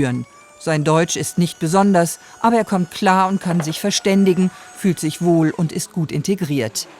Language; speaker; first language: German; native; German